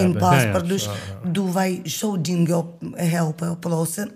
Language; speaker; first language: Dutch; non-native, learner; Ukrainian